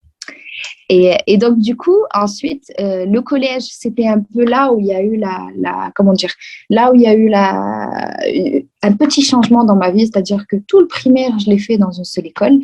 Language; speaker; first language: French; non-native, local second language; Arabic